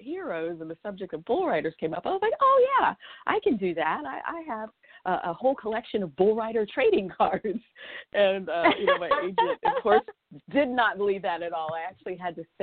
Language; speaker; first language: English; native; English